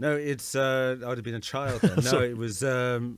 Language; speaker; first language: English; native; English